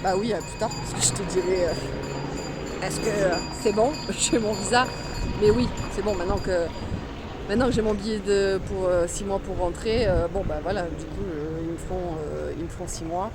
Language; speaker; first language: French; native; French